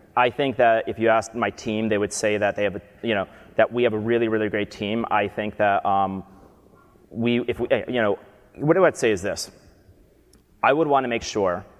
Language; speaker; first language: English; native; English